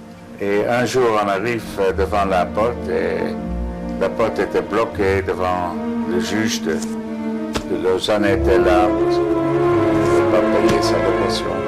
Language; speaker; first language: French; non-native, fluent; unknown